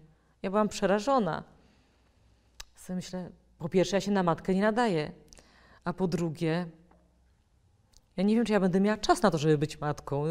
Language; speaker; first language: Polish; native; Polish